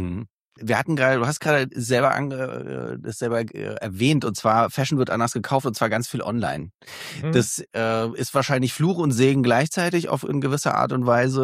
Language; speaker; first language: German; native; German